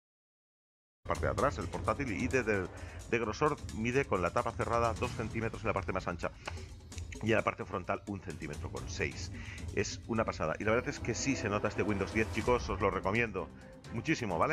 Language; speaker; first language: Spanish; native; Spanish